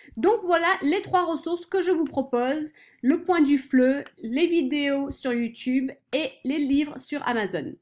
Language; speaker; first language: French; non-native, fluent; English